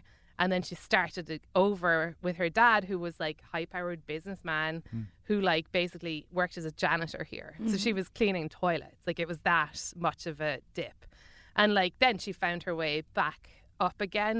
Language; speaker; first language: English; native; English